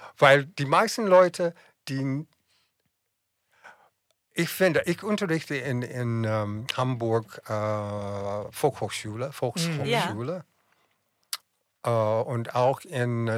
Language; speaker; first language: German; non-native, fluent; English